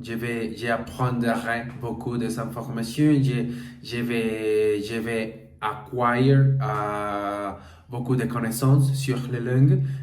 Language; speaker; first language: French; non-native, learner; Portuguese